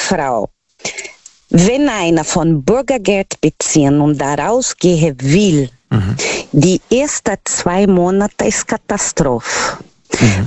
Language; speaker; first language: German; non-native, learner; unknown